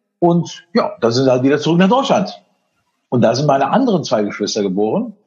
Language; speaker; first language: German; early bilingual, other home language; Spanish